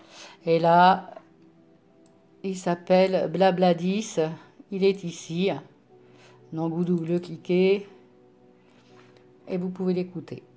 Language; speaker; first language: French; native; French